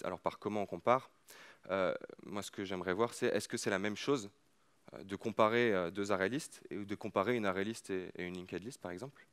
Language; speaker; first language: French; native; French